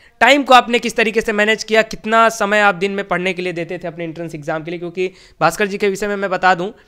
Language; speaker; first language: Hindi; native; Hindi